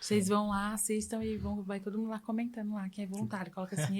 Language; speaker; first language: Portuguese; native; Portuguese